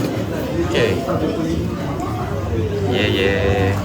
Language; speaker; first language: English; non-native, local second language; Malay